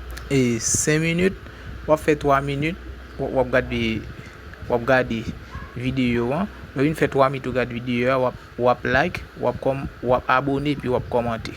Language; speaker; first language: French; non-native, learner; Haitian Creole